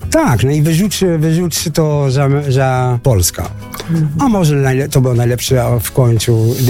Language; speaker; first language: Polish; non-native, learner; Dutch